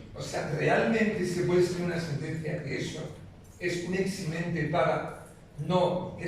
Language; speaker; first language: Spanish; native; Spanish